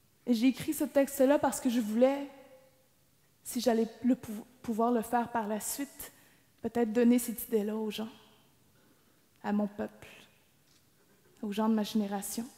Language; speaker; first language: French; native; French